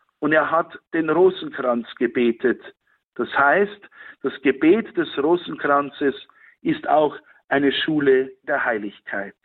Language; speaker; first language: German; native; German